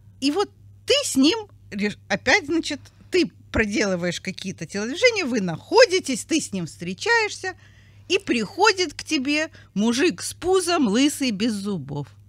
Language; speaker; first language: Russian; native; Russian